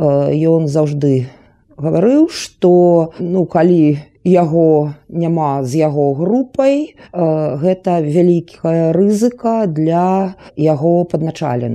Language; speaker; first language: Belarusian; non-native, local second language; Russian